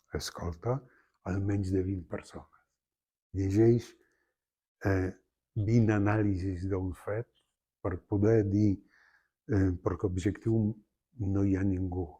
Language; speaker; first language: Catalan; non-native, fluent; Polish